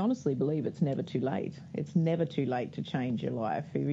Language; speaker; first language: English; native; English